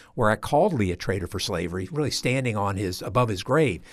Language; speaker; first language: English; native; English